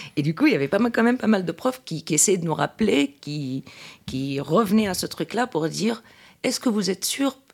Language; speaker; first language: French; non-native, local second language; Arabic